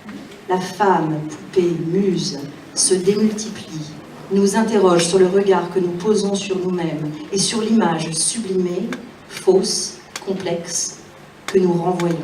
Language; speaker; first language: French; native; French